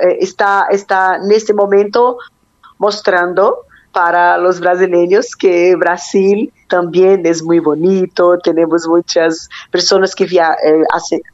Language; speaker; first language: Spanish; non-native, learner; Portuguese